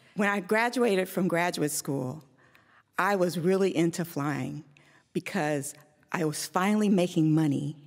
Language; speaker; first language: English; native; English